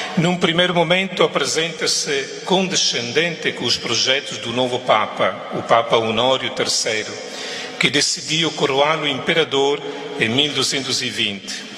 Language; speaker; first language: Portuguese; non-native, fluent; Italian